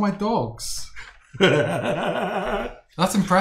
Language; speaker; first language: English; native; English